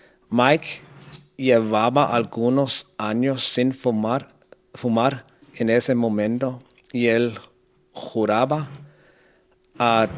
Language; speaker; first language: Spanish; non-native, learner; Danish